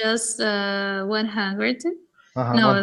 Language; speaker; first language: English; non-native, learner; Portuguese